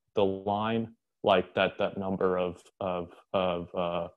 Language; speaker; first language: English; native; English